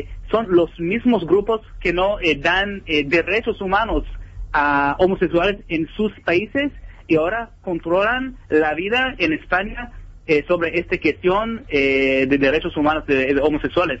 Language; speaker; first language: Spanish; non-native, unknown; Hebrew